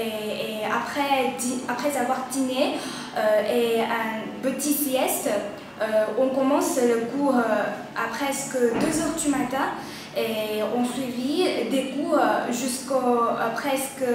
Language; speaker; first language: French; non-native, learner; Chinese